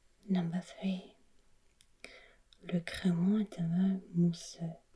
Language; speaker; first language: French; non-native, fluent; German